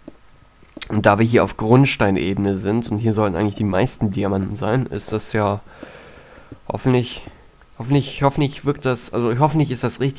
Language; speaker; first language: German; native; German